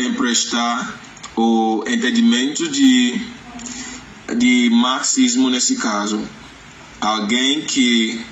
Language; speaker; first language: Portuguese; non-native, learner; Yoruba